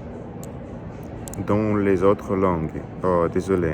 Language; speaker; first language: French; non-native, learner; Russian